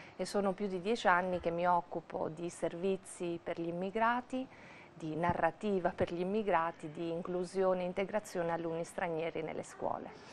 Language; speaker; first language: Italian; non-native, fluent; Albanian